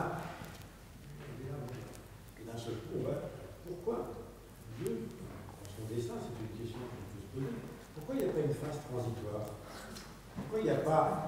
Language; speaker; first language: French; native; French